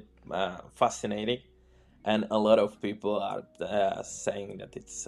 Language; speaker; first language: English; non-native, fluent; Czech